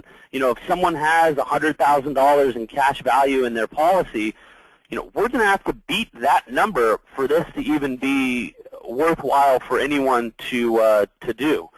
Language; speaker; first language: English; native; English